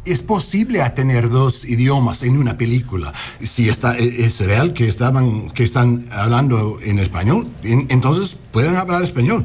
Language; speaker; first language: Spanish; non-native, learner; English